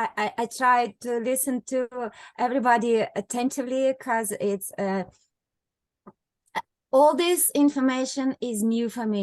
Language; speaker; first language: English; non-native, learner; Russian